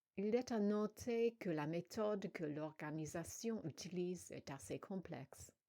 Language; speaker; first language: French; non-native, fluent; English